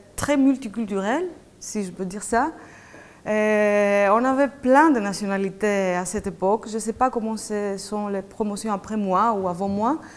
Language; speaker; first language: French; non-native, fluent; Greek